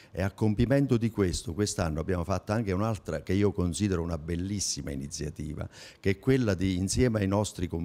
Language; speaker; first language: Italian; native; Italian